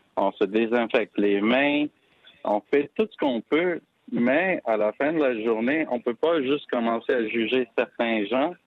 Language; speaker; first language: French; non-native, fluent; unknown